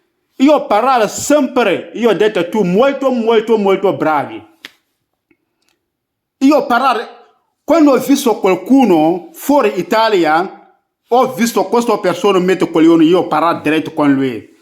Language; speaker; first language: Italian; non-native, learner; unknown